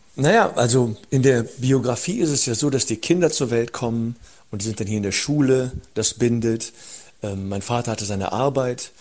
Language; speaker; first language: German; early bilingual, other home language; Turkish